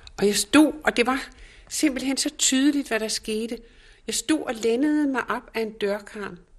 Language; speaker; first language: Danish; native; Danish